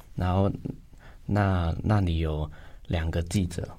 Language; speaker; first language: Chinese; non-native, local second language; Cantonese